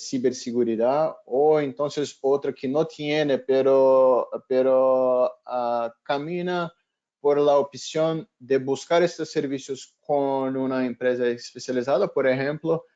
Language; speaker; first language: Spanish; non-native, fluent; Portuguese